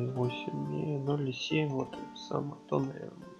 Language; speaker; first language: Russian; native; Russian